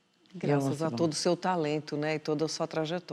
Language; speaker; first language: Portuguese; native; Portuguese